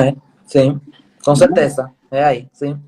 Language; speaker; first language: Portuguese; non-native, fluent; Spanish